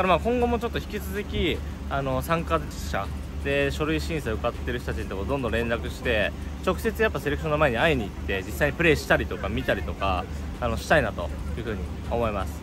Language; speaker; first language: Japanese; native; Japanese